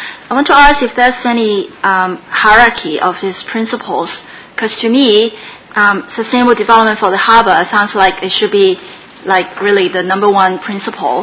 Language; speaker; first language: English; non-native, local second language; Cantonese